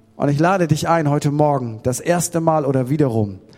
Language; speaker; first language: German; native; German